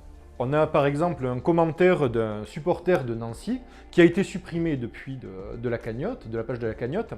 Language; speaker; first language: French; native; French